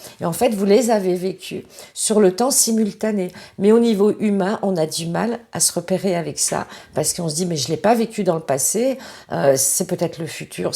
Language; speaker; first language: French; native; French